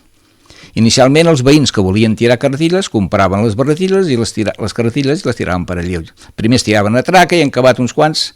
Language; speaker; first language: Catalan; native; Catalan